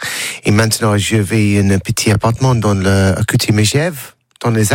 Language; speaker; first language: French; non-native, learner; English